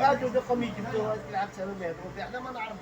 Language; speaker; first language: Arabic; native; Arabic